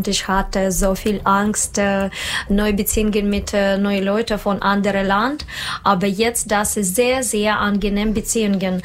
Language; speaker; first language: German; non-native, learner; Russian